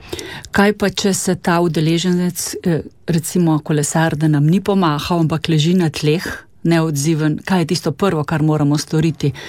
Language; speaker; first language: Slovenian; native; Slovenian